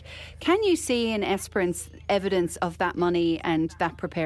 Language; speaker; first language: English; native; English